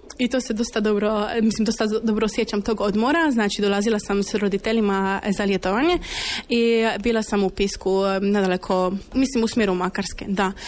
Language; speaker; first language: Croatian; non-native, fluent; Polish